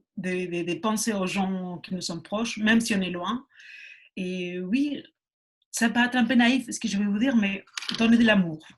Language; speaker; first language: French; non-native, fluent; Spanish